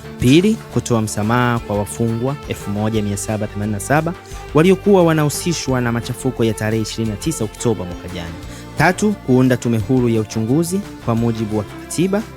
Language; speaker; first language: Swahili; native; Swahili